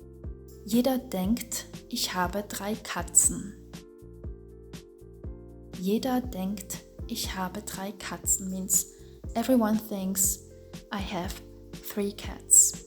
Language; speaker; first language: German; non-native, fluent; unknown